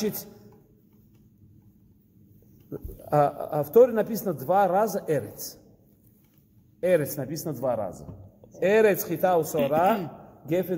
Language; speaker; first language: Russian; early bilingual, heritage; Russian